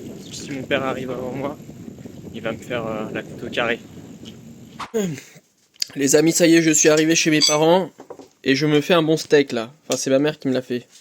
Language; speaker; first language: French; native; French